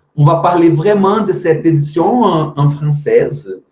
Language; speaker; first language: French; non-native, fluent; Portuguese